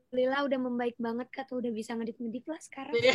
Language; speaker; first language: Indonesian; native; Indonesian